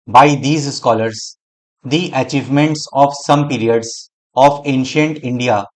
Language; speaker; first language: English; non-native, local second language; Hindi